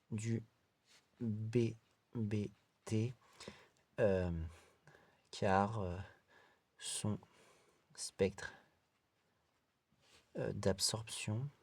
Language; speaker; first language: French; native; French